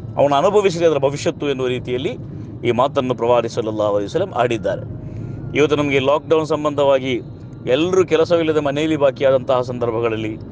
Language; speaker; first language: Kannada; non-native, local second language; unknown